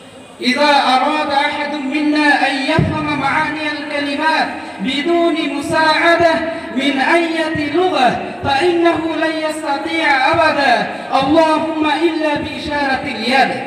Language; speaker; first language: Arabic; non-native, learner; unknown